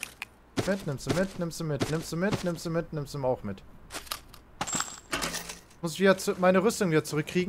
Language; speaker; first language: German; native; German